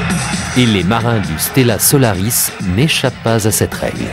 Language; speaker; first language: French; native; French